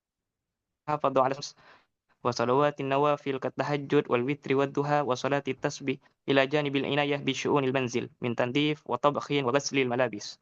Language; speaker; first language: Arabic; non-native, learner; Madurese